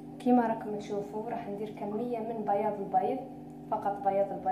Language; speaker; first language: Arabic; native; Arabic